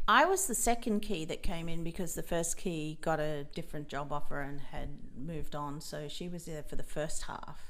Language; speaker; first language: English; native; English